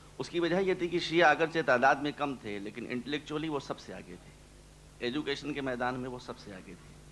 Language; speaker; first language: Urdu; native; Urdu